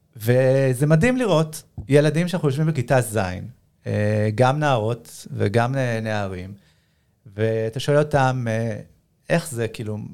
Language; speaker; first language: Hebrew; native; Hebrew